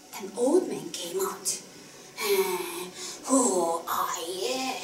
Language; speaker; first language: English; non-native, fluent; Korean